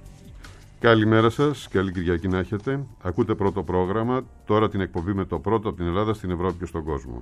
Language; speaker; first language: Greek; native; Greek